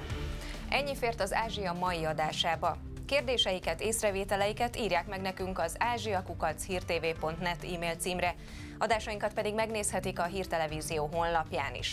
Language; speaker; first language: Hungarian; native; Hungarian